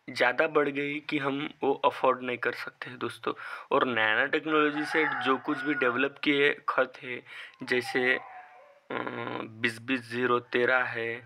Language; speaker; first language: Hindi; non-native, local second language; Marathi